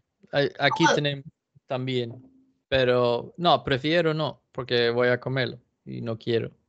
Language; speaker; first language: Spanish; non-native, fluent; Swedish